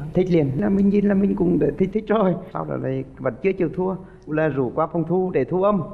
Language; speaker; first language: Vietnamese; native; Vietnamese